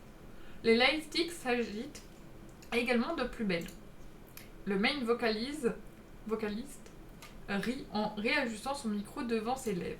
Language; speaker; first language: French; native; French